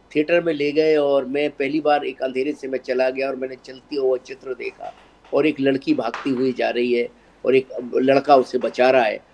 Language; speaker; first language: Hindi; native; Hindi